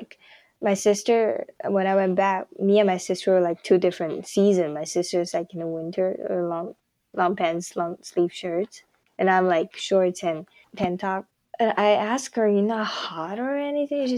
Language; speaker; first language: English; non-native, fluent; Chinese